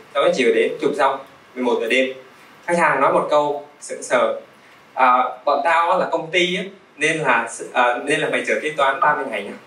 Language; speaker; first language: Vietnamese; early bilingual, other home language; Russian